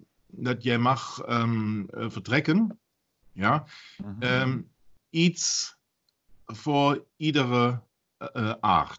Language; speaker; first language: Dutch; non-native, learner; German